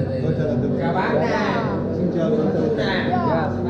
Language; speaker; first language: Vietnamese; non-native, learner; English